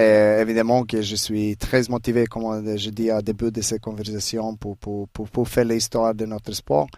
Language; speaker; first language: French; non-native, learner; Serbian